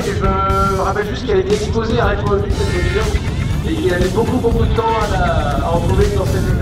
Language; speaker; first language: French; native; French